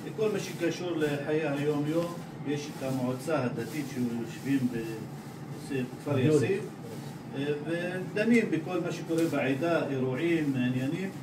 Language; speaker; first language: Hebrew; non-native, local second language; Arabic